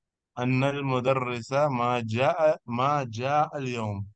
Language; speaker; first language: Arabic; non-native, learner; Urdu